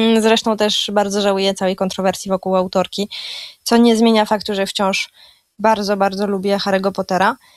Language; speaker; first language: Polish; early bilingual, heritage; Polish